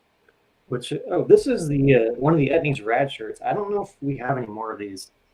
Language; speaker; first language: English; native; English